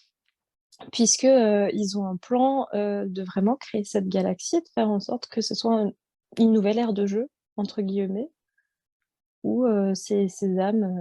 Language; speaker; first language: French; native; French